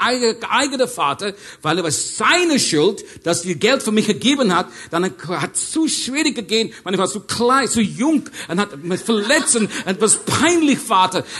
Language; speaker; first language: German; non-native, learner; English